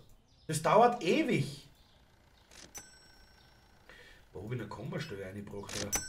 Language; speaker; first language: German; native; German